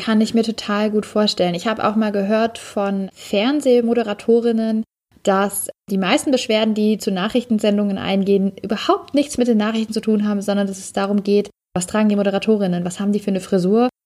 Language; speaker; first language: German; native; German